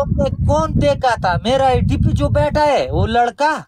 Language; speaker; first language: Hindi; non-native, learner; Pashto